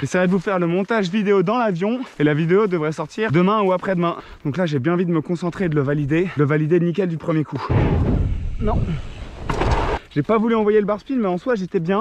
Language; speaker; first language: French; native; French